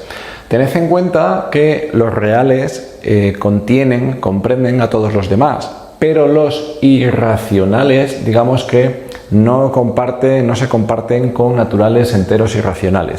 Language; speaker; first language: Spanish; native; Spanish